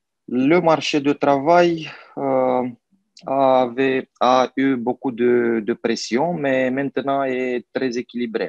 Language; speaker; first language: French; non-native, fluent; Romanian